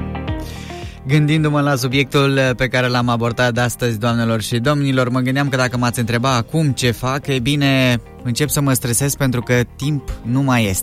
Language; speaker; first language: Romanian; native; Romanian